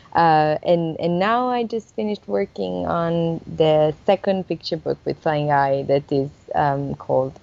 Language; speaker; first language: English; non-native, fluent; Italian